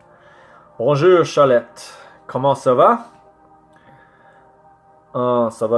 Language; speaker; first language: French; non-native, learner; English